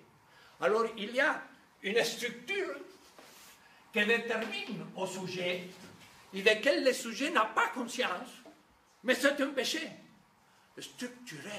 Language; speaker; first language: French; non-native, fluent; Spanish